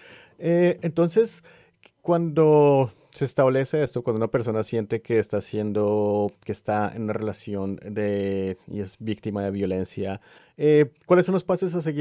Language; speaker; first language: Spanish; native; Spanish